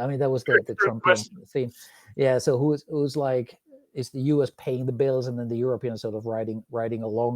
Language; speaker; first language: English; non-native, fluent; Finnish